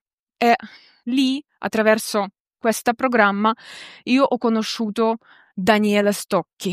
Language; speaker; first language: Italian; non-native, fluent; Ukrainian